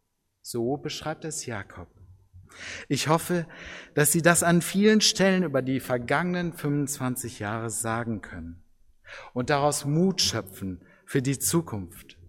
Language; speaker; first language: German; native; German